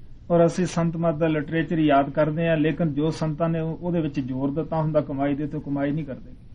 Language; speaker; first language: Punjabi; native; Punjabi